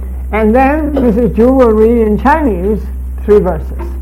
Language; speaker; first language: English; early bilingual, other home language; Chinese